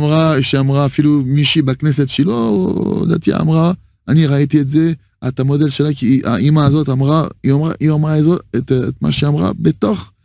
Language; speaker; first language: Hebrew; non-native, fluent; French